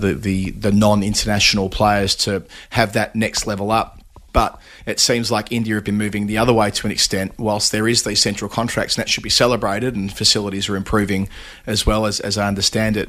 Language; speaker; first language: English; native; English